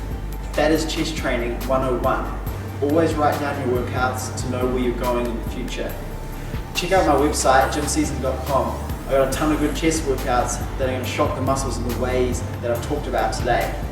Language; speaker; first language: English; native; English